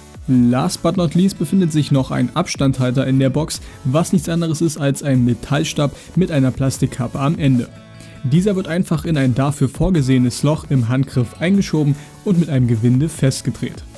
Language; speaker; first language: German; native; German